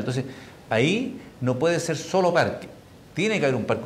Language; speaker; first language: Spanish; native; Spanish